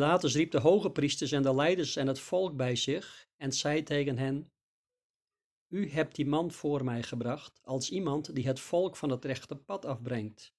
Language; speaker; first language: Dutch; native; Dutch